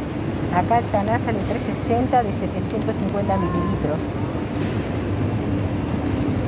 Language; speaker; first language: Spanish; native; Spanish